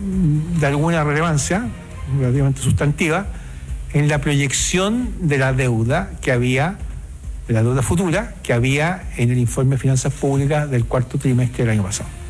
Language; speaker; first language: Spanish; native; Spanish